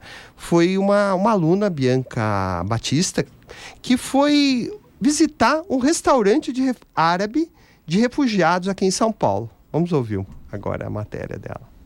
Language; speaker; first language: Portuguese; native; Portuguese